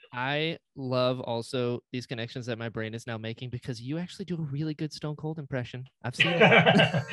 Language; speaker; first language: English; native; English